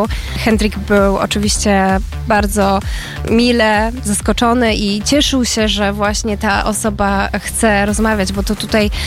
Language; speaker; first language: Polish; native; Polish